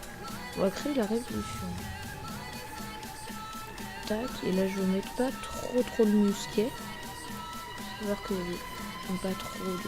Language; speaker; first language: French; native; French